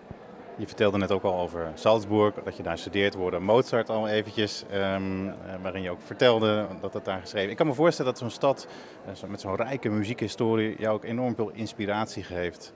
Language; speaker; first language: Dutch; native; Dutch